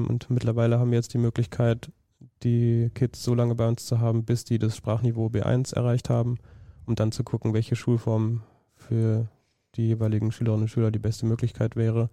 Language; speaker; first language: German; native; German